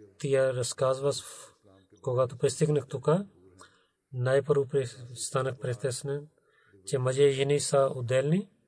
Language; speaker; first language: Bulgarian; non-native, learner; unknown